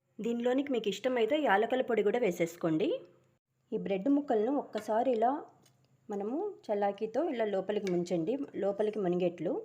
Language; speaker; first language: Telugu; non-native, local second language; Urdu